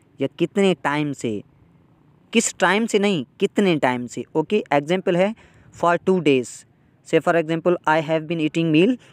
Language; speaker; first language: Urdu; non-native, local second language; Sindhi